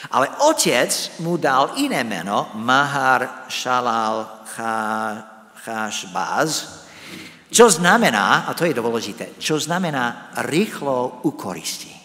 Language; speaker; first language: Slovak; non-native, fluent; English